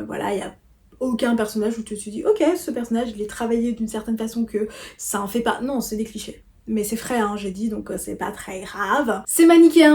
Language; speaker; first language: French; native; French